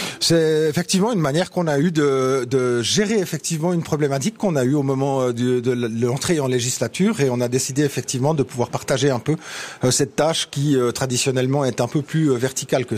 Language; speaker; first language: French; native; French